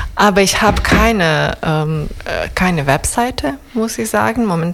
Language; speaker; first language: German; non-native, learner; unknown